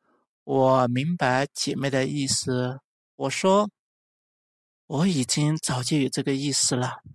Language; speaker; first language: Chinese; native; Chinese